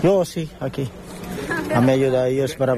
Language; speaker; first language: Spanish; non-native, learner; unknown